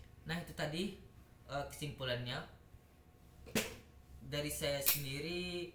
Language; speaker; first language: Indonesian; native; Indonesian